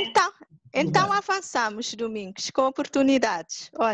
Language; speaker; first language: Portuguese; non-native, local second language; Kabuverdianu